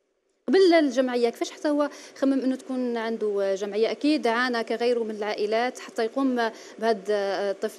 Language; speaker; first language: Arabic; native; Arabic